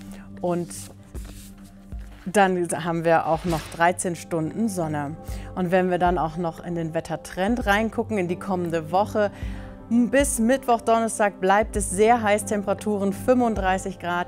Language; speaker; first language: German; native; German